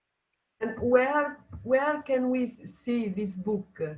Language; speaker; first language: English; non-native, learner; Italian